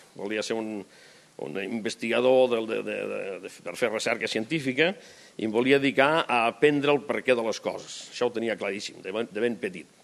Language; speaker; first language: Catalan; native; Catalan